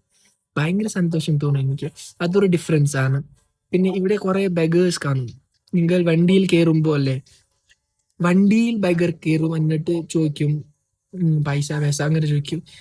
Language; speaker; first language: Malayalam; non-native, fluent; Kashmiri